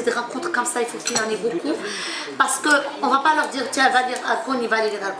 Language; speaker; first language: French; non-native, local second language; Arabic